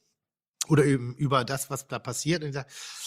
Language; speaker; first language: German; native; German